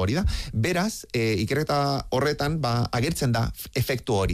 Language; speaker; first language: Basque; native; Basque